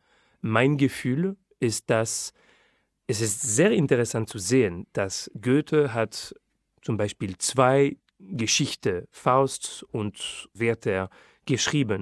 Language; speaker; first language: German; non-native, fluent; French